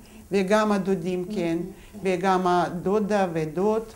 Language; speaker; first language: Hebrew; non-native, fluent; Russian